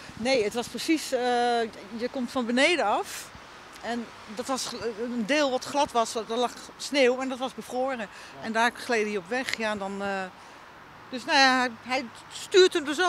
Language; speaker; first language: Dutch; native; Dutch